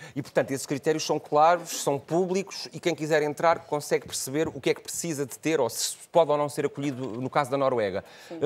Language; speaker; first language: Portuguese; native; Portuguese